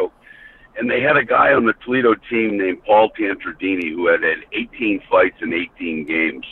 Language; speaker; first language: English; native; English